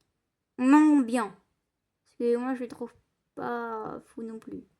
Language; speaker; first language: French; native; French